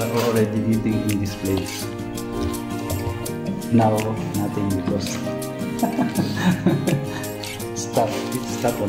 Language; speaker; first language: English; non-native, learner; Filipino